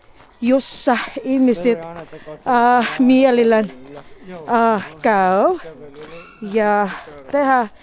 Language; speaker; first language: Finnish; non-native, learner; Filipino